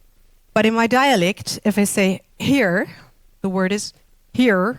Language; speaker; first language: English; non-native, fluent; Dutch